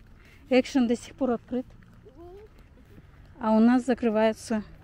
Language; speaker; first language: Russian; non-native, local second language; Kazakh